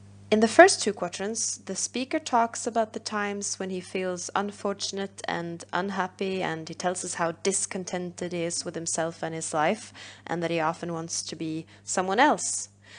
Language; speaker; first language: English; non-native, fluent; Norwegian